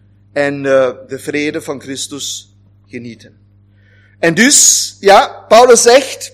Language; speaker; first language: Dutch; non-native, fluent; German